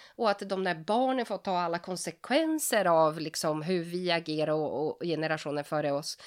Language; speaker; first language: Swedish; non-native, fluent; Portuguese